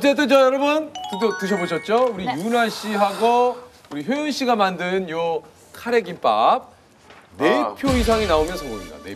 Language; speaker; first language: Korean; native; Korean